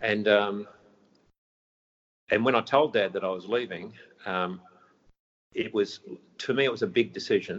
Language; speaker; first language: English; native; English